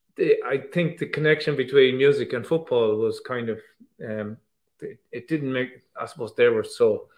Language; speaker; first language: English; native; English